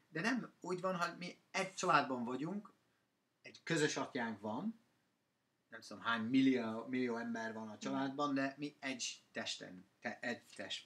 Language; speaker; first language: Hungarian; non-native, fluent; English